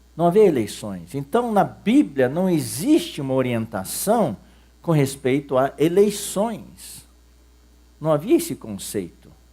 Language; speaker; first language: Portuguese; early bilingual, other home language; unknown